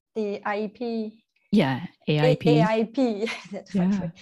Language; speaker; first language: English; non-native, fluent; French